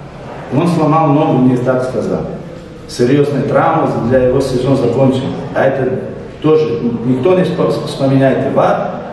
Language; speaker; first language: Russian; non-native, fluent; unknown